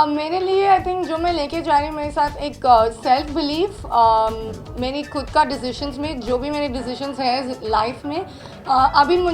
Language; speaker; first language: Hindi; non-native, local second language; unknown